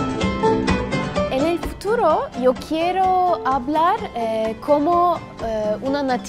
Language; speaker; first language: Spanish; non-native, learner; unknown